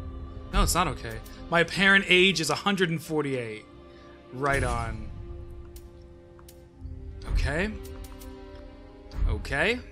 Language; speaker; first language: English; native; English